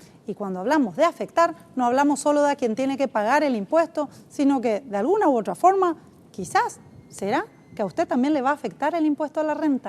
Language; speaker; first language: Spanish; native; Spanish